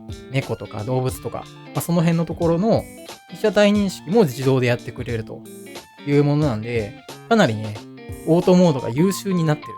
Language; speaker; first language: Japanese; native; Japanese